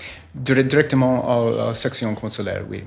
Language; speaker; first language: French; non-native, learner; English